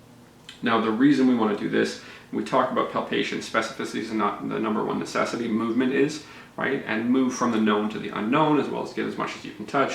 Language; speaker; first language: English; native; English